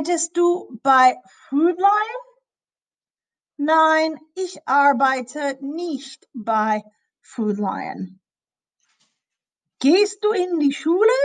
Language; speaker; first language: German; non-native, fluent; English